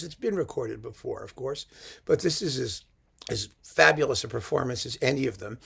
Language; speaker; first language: English; native; English